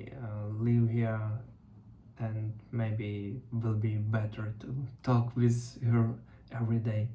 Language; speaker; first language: English; non-native, learner; Russian